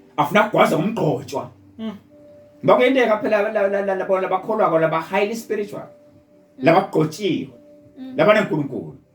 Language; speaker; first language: Zulu; non-native, local second language; Swati